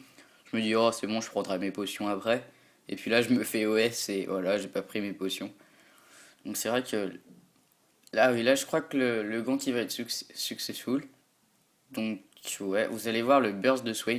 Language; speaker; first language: French; native; French